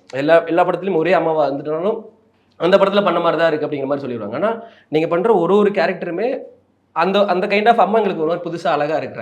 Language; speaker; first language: Tamil; native; Tamil